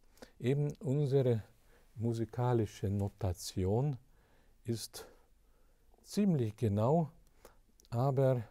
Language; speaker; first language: German; non-native, fluent; Hungarian